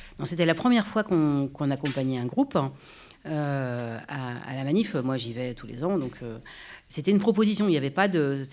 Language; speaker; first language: French; native; French